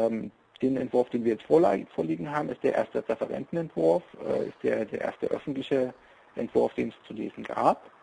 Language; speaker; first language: German; native; German